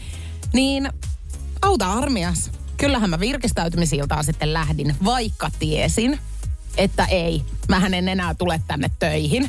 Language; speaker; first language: Finnish; native; Finnish